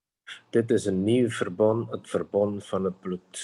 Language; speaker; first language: Dutch; non-native, fluent; Indonesian